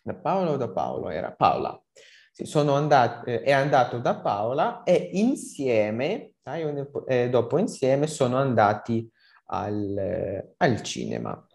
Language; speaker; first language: Italian; non-native, fluent; Ukrainian